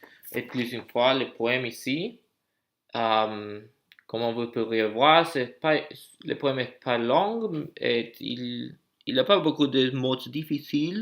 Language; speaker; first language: French; non-native, learner; English